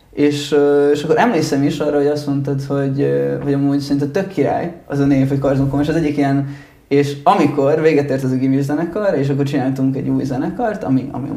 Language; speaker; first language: Hungarian; early bilingual, other home language; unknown